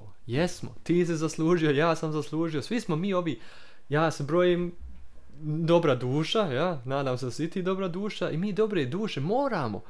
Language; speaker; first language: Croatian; early bilingual, heritage; Croatian